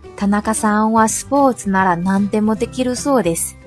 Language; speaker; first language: Japanese; non-native, fluent; Chinese